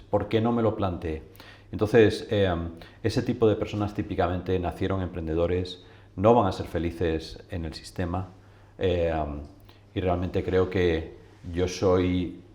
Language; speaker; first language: Spanish; native; Spanish